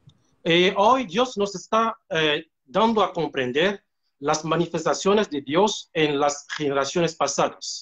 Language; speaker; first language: Spanish; non-native, fluent; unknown